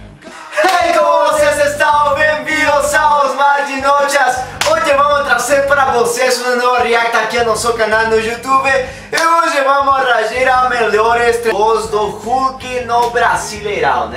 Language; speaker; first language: Portuguese; non-native, learner; Spanish